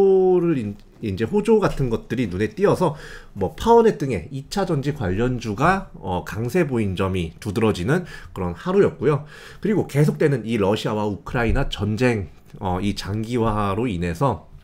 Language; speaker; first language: Korean; native; Korean